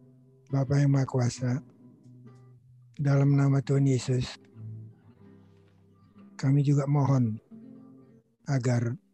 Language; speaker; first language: Indonesian; native; Indonesian